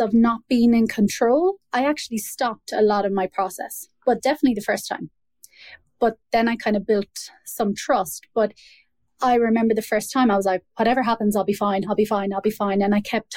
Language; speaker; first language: English; native; English